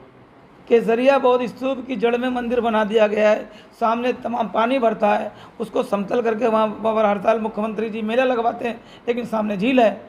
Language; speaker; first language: Hindi; native; Hindi